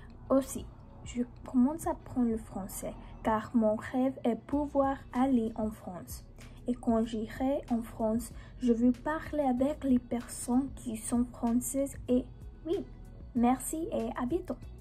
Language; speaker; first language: French; non-native, learner; English